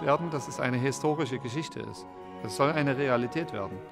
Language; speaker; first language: German; native; German